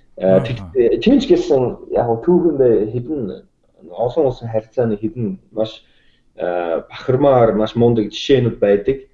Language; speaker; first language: Mongolian; native; Mongolian